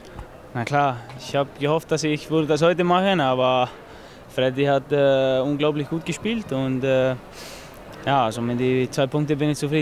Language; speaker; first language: German; non-native, fluent; Icelandic